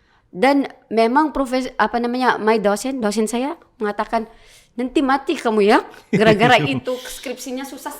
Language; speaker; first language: Indonesian; non-native, learner; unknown